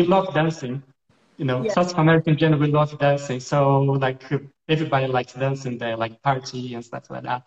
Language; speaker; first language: English; non-native, fluent; Portuguese